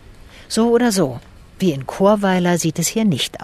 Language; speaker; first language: German; native; German